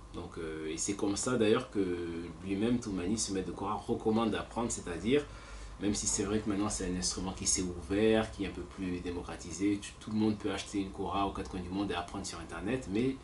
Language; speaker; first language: French; native; French